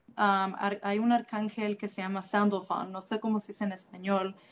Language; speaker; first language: Spanish; early bilingual, heritage; Spanish